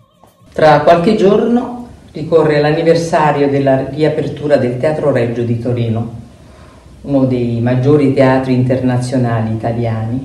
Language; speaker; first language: Italian; non-native, fluent; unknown